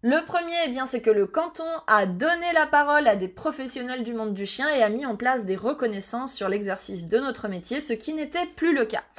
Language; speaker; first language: French; native; French